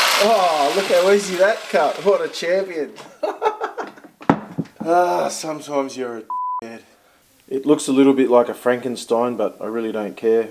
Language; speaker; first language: English; native; English